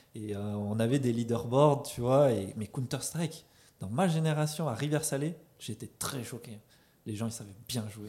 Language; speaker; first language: French; native; French